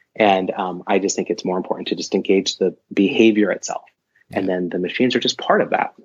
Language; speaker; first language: English; native; English